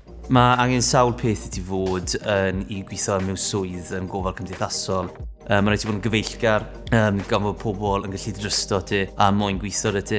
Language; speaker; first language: Welsh; native; Welsh